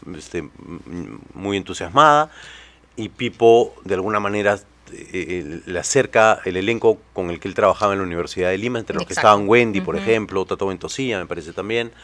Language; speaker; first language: Spanish; native; Spanish